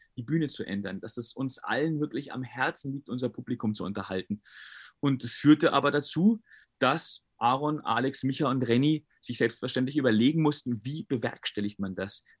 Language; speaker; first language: German; native; German